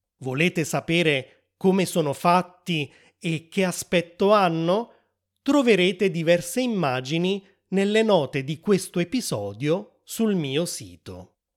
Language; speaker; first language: Italian; native; Italian